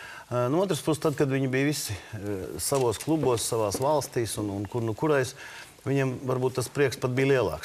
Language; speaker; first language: Latvian; native; Latvian